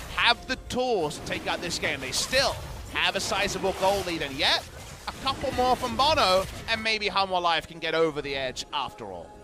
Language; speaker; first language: English; native; English